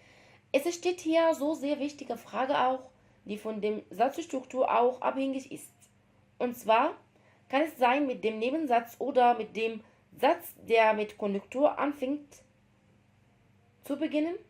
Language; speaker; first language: German; non-native, fluent; Arabic